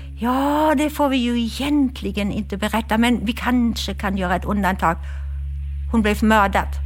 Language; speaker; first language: Swedish; non-native, fluent; German